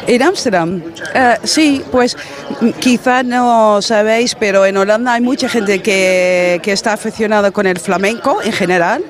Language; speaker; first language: Spanish; non-native, learner; Dutch